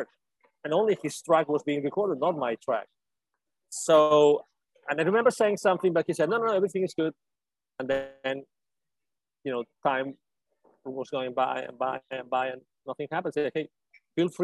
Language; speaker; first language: English; non-native, fluent; Spanish